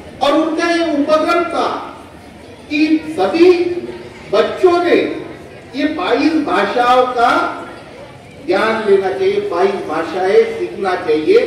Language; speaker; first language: Hindi; non-native, local second language; Marathi